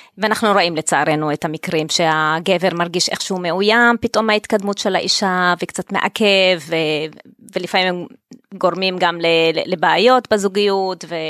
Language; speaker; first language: Hebrew; non-native, local second language; Arabic